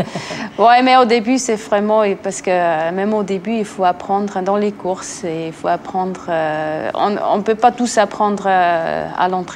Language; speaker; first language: French; non-native, local second language; Swiss German